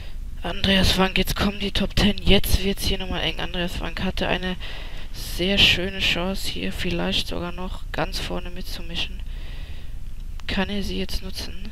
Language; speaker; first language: German; native; German